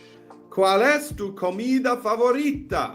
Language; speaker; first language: Spanish; non-native, learner; Welsh